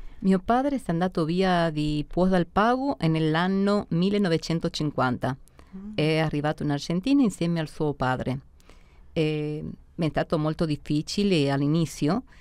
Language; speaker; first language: Italian; early bilingual, heritage; Spanish